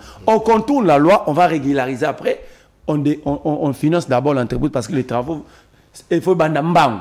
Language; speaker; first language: French; non-native, local second language; Lingala